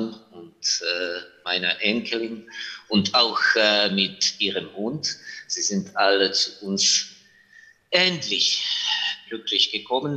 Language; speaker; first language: German; non-native, fluent; Ukrainian